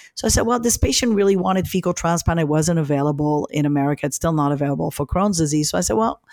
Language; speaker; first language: English; early bilingual, other home language; French